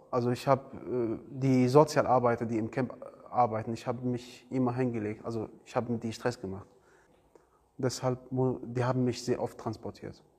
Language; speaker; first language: German; non-native, learner; Arabic